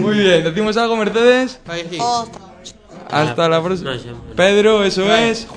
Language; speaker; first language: Spanish; native; Spanish